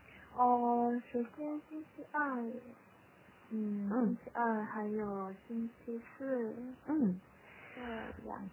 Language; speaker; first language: Chinese; non-native, learner; Korean